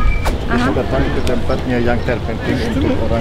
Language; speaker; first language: Indonesian; non-native, fluent; Turkish